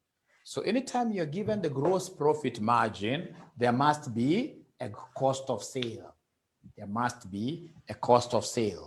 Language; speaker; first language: English; non-native, local second language; Swahili